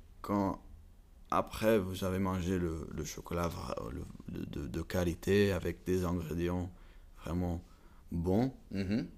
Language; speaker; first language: French; non-native, learner; Dutch